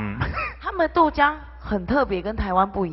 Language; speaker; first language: Chinese; native; Chinese